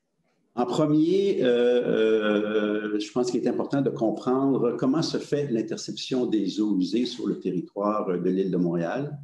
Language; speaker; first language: French; native; French